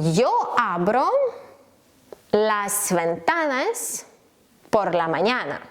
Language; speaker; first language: Spanish; non-native, learner; Ukrainian